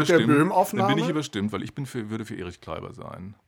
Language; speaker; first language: German; native; German